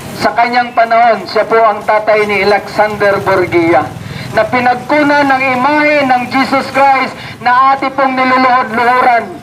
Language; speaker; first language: Filipino; non-native, local second language; Cebuano